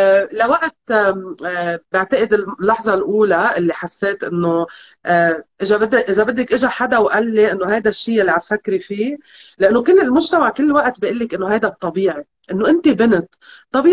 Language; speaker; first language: Arabic; native; Arabic